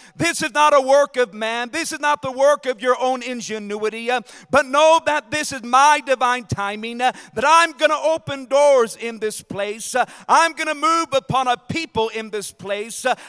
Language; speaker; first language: English; native; English